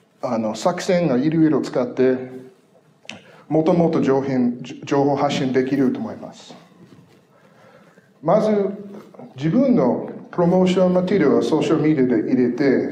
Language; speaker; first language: Japanese; non-native, fluent; English